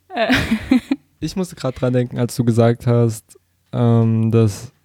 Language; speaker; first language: German; native; German